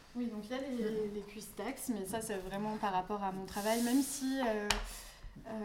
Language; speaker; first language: French; native; French